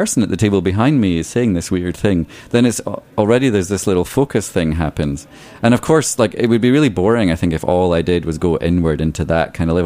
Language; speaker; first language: English; native; English